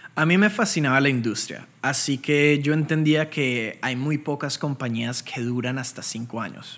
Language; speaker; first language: Spanish; early bilingual, heritage; Spanish